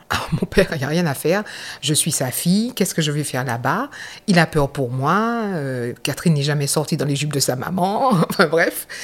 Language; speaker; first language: French; native; French